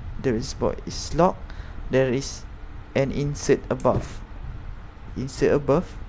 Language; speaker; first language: English; non-native, local second language; Malay